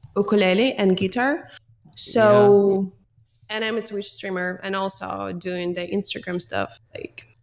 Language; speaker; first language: English; non-native, learner; Russian